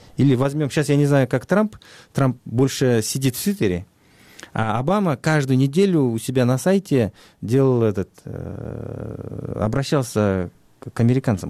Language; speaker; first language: Russian; non-native, local second language; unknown